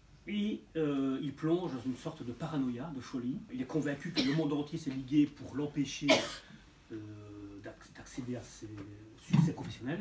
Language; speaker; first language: French; native; French